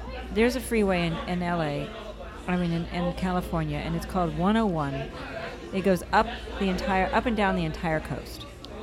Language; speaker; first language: English; native; English